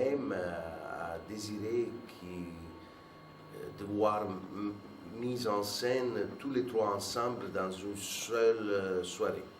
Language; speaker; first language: French; non-native, fluent; Italian